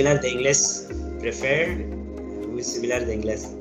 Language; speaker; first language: Spanish; non-native, learner; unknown